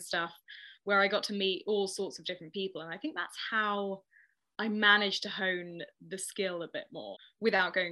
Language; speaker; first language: English; native; English